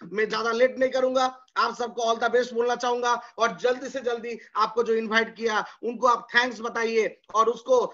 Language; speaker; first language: Hindi; non-native, local second language; Bangla